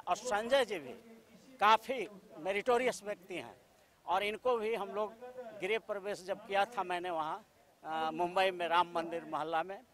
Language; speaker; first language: Hindi; native; Hindi